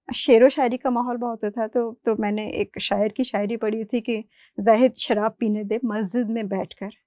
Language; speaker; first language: Hindi; native; Hindi